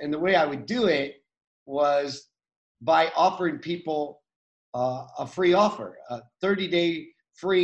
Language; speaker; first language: English; native; English